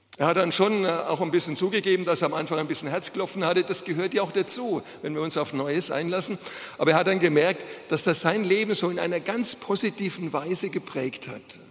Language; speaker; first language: German; native; German